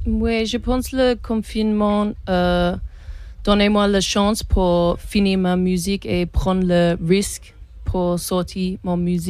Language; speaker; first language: French; non-native, learner; English